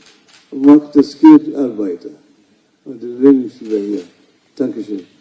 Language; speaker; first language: German; non-native, learner; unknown